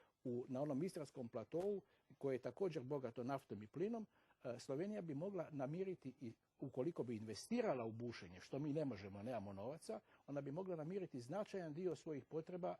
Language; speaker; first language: Croatian; native; Croatian